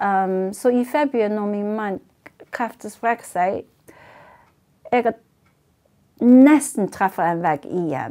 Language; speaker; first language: Norwegian; non-native, fluent; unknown